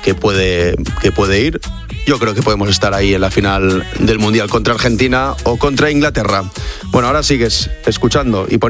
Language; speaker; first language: Spanish; native; Spanish